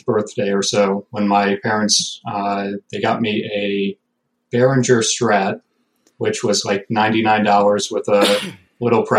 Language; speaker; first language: English; native; English